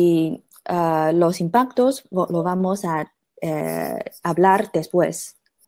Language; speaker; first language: Spanish; non-native, fluent; Chinese